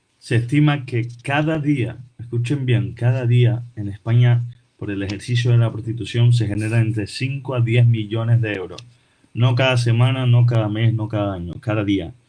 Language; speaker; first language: Spanish; early bilingual, other home language; Portuguese